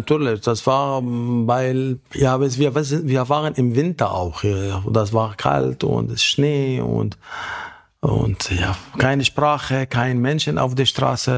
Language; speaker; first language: German; non-native, fluent; Arabic